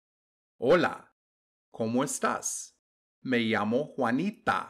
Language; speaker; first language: Spanish; non-native, fluent; English